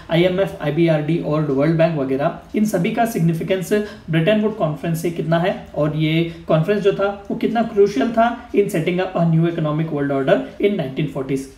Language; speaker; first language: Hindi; non-native, local second language; Telugu